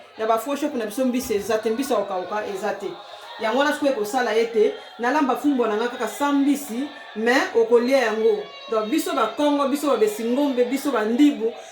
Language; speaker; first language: Lingala; non-native, local second language; Kongo